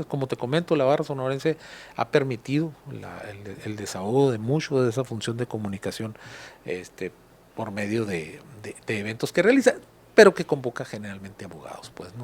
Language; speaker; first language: Spanish; native; Spanish